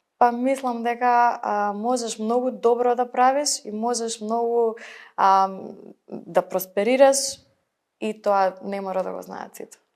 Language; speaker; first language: Macedonian; native; Macedonian